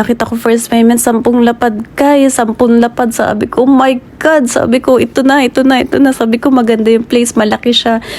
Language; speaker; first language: Filipino; native; Filipino